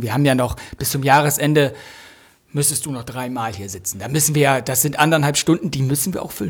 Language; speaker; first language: German; native; German